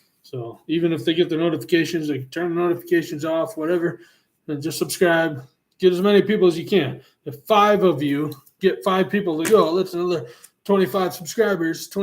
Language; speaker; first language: English; native; English